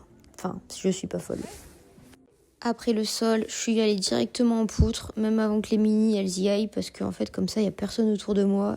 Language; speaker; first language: French; native; French